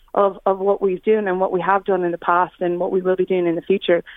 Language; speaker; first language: English; native; English